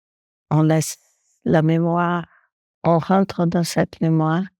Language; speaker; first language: French; non-native, fluent; Portuguese